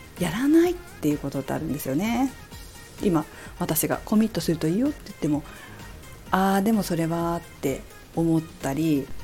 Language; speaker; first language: Japanese; native; Japanese